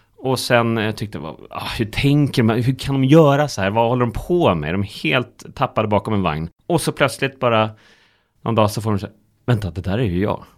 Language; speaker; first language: Swedish; native; Swedish